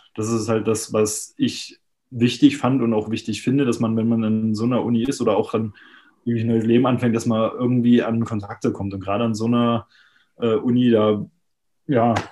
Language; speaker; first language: German; native; German